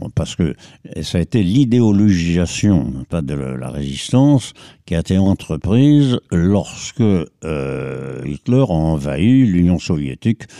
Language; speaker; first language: French; native; French